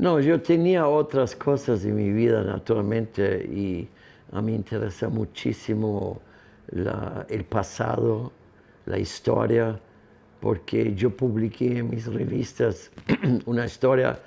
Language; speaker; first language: Spanish; non-native, fluent; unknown